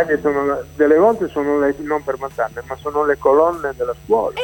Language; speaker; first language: Italian; native; Italian